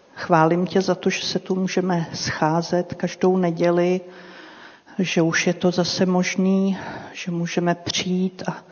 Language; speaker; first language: Czech; native; Czech